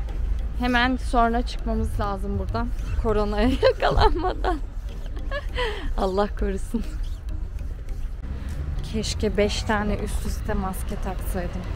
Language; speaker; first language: Turkish; early bilingual, heritage; Turkish